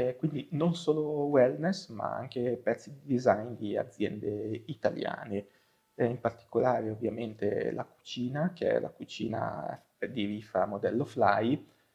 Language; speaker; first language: Italian; native; Italian